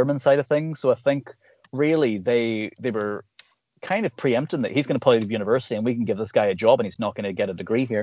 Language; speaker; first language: English; native; English